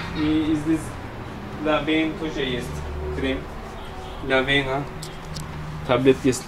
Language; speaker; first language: Russian; non-native, learner; Turkish